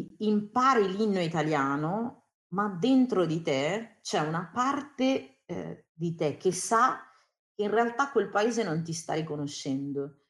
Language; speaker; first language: Italian; early bilingual, other home language; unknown